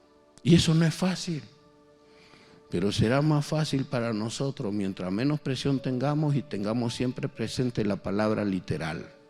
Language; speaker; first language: Spanish; native; Spanish